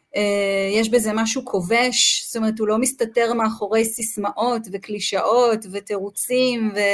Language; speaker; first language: Hebrew; native; Hebrew